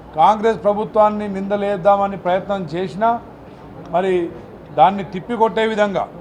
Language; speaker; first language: Telugu; non-native, local second language; Lambadi